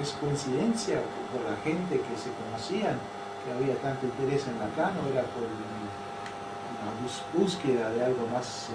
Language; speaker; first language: Spanish; non-native, fluent; English